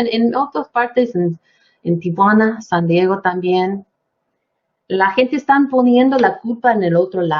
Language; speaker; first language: Spanish; non-native, fluent; English